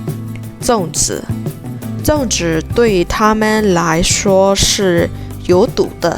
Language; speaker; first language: Chinese; non-native, fluent; Burmese